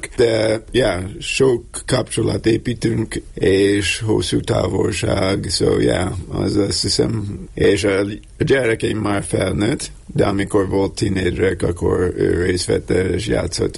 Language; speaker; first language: Hungarian; non-native, learner; English